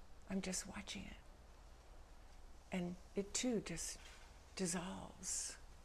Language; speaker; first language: English; native; English